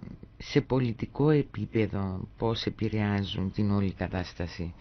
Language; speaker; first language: Greek; native; Greek